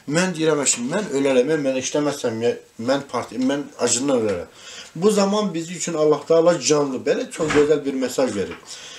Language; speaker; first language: Azerbaijani; non-native, local second language; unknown